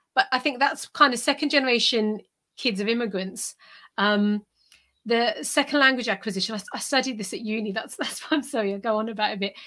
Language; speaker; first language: English; early bilingual, other home language; Urdu